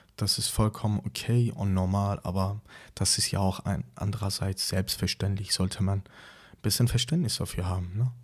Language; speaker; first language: German; non-native, fluent; Persian